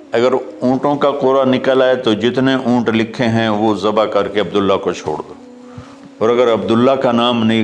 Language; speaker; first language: Urdu; non-native, local second language; Punjabi